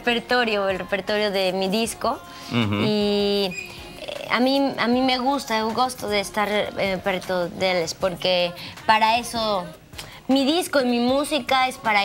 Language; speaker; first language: Portuguese; non-native, learner; Spanish